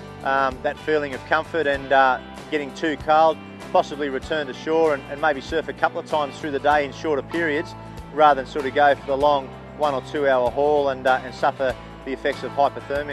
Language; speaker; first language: English; native; English